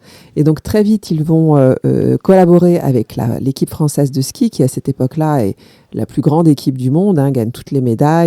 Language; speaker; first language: French; native; French